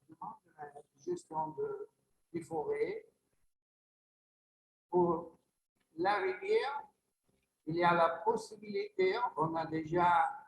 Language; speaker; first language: French; non-native, learner; Italian